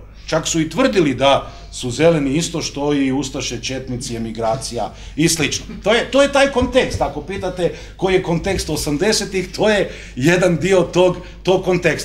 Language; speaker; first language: Croatian; native; Croatian